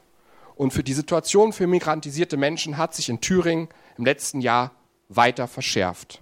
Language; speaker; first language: German; native; German